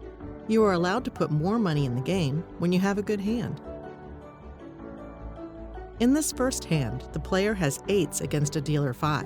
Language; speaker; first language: English; native; English